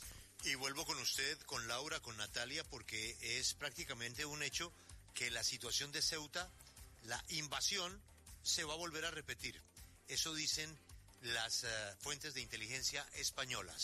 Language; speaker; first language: Spanish; native; Spanish